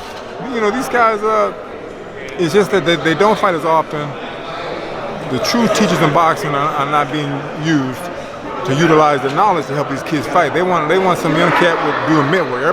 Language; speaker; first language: English; native; English